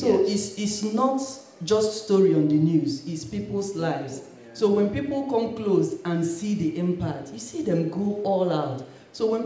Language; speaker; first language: English; non-native, local second language; Igbo